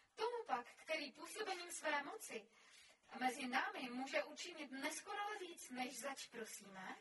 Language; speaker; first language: Czech; native; Czech